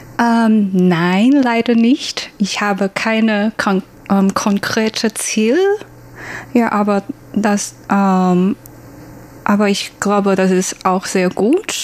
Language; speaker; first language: German; non-native, learner; Chinese